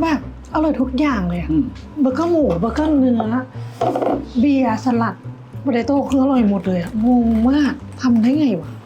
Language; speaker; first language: Thai; native; Thai